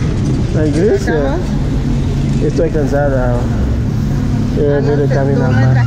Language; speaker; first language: Spanish; non-native, learner; Haitian Creole